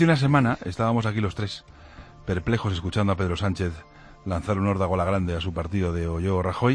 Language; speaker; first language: Spanish; native; Spanish